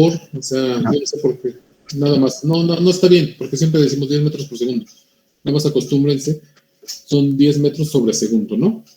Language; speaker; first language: Spanish; native; Spanish